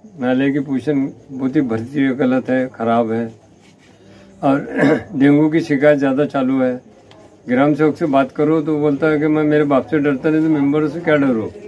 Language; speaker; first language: Hindi; non-native, local second language; Marathi